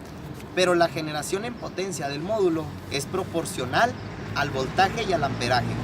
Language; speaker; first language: Spanish; native; Spanish